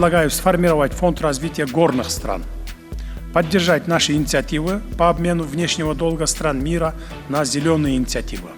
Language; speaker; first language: Russian; non-native, local second language; Kyrgyz